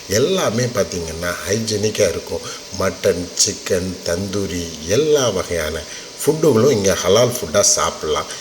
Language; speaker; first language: Tamil; native; Tamil